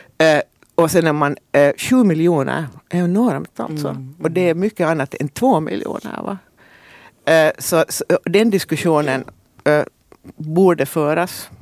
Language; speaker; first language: Swedish; native; Swedish